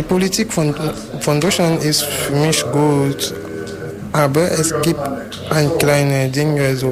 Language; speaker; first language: German; non-native, fluent; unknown